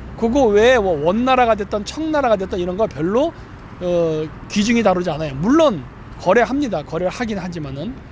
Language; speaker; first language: Korean; native; Korean